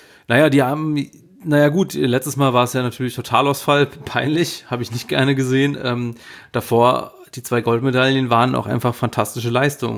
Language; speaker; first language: German; native; German